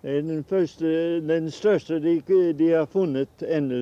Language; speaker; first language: Swedish; early bilingual, heritage; Swedish